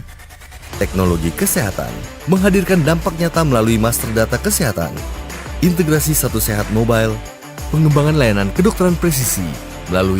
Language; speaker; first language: Indonesian; native; Indonesian